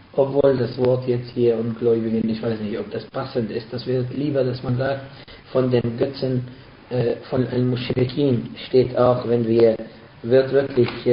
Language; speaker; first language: German; non-native, fluent; Arabic